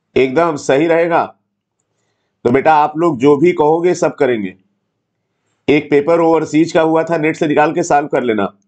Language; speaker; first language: Hindi; native; Hindi